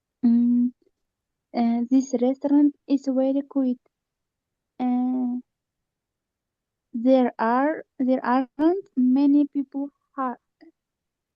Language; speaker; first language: English; non-native, learner; Uzbek